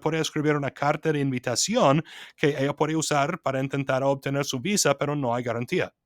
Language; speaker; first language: Spanish; non-native, fluent; English